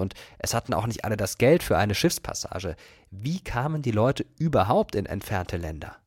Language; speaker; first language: German; native; German